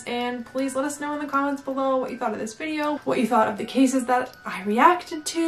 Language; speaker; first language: English; native; English